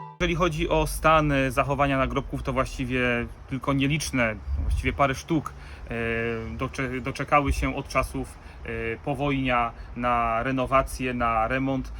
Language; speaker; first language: Polish; native; Polish